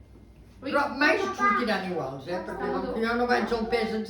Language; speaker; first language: Catalan; native; Catalan